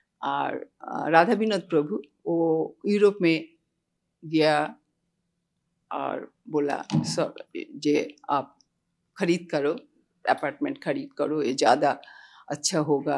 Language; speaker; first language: Hindi; non-native, local second language; Bangla